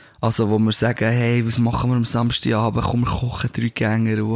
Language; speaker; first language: German; native; German